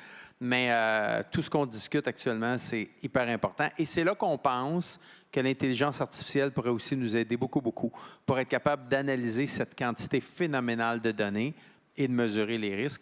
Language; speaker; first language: French; native; French